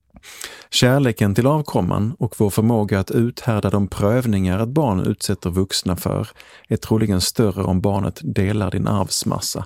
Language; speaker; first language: Swedish; native; Swedish